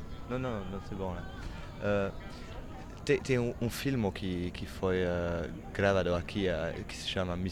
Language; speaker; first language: Spanish; non-native, learner; French